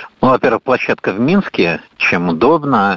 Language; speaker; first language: Russian; native; Russian